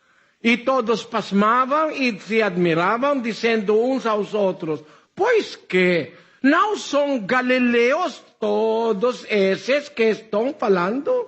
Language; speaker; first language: Portuguese; non-native, learner; Filipino